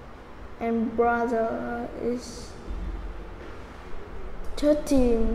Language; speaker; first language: English; non-native, learner; Vietnamese